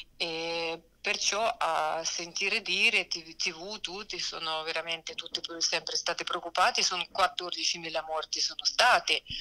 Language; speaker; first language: Italian; non-native, fluent; Ukrainian